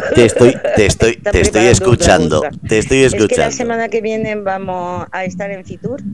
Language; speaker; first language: Spanish; non-native, fluent; French